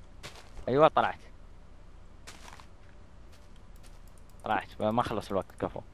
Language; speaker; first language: Arabic; native; Arabic